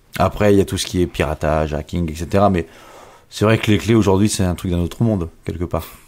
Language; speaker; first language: French; native; French